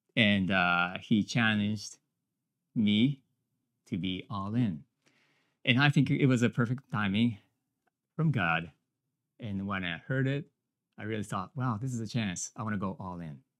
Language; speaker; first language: English; non-native, fluent; Japanese